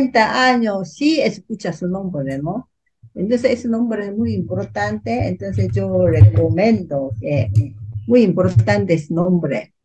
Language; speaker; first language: Spanish; non-native, learner; Korean